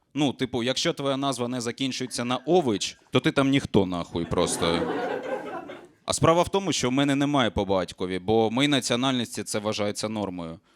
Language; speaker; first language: Ukrainian; non-native, local second language; Russian